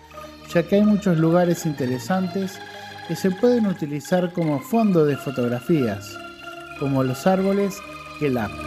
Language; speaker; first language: Spanish; non-native, fluent; Indonesian